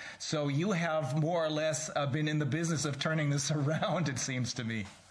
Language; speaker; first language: English; non-native, fluent; German